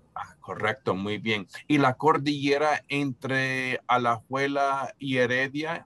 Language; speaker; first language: Spanish; non-native, fluent; English